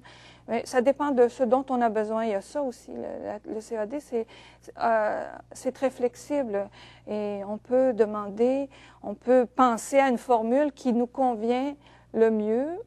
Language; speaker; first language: French; native; French